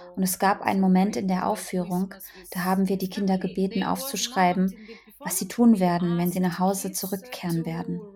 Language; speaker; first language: German; non-native, fluent; Ukrainian